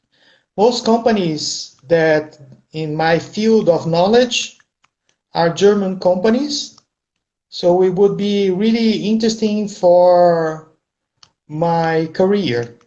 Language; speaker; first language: English; non-native, fluent; Portuguese